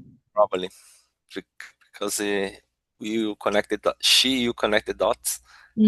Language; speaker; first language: English; non-native, learner; Portuguese